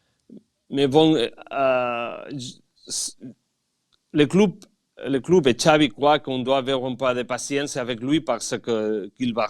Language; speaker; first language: French; non-native, fluent; Catalan